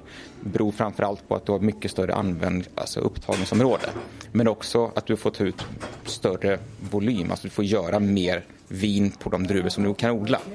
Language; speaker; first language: Swedish; native; Swedish